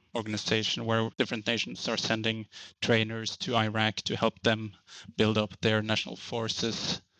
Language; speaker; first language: English; non-native, fluent; Norwegian